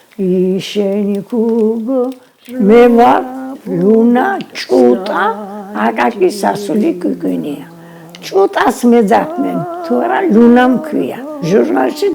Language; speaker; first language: Georgian; non-native, local second language; Mingrelian